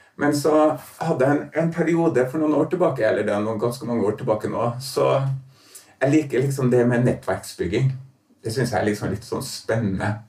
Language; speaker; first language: Norwegian; native; Norwegian